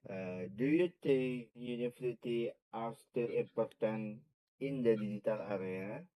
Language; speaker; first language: English; non-native, learner; Indonesian